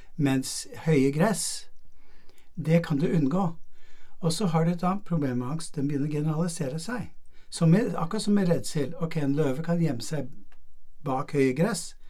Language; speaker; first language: Norwegian; non-native, fluent; English